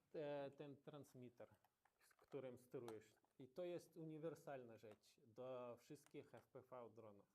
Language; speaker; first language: Polish; non-native, learner; Ukrainian